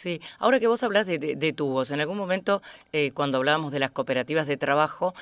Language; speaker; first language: Spanish; native; Spanish